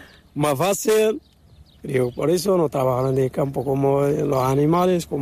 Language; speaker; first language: Spanish; non-native, learner; Arabic